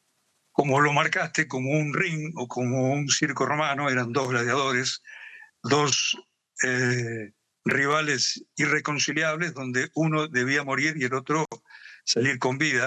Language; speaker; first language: Spanish; native; Spanish